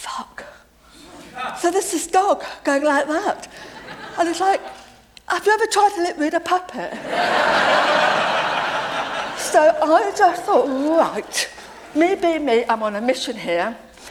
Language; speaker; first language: English; native; English